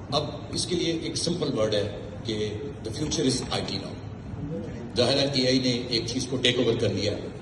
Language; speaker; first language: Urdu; early bilingual, heritage; Urdu